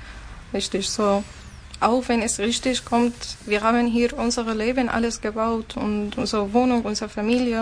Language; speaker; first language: German; non-native, learner; Arabic